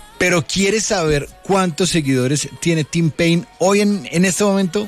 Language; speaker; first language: Spanish; native; Spanish